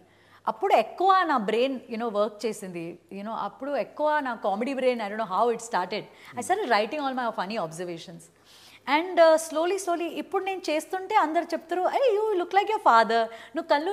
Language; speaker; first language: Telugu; early bilingual, heritage; Telugu